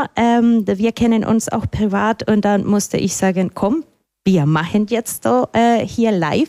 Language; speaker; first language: German; non-native, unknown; Spanish